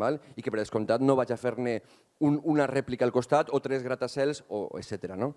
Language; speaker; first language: Catalan; native; Catalan